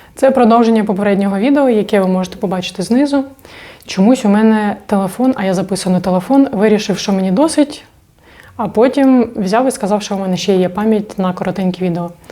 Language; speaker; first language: Ukrainian; non-native, local second language; Russian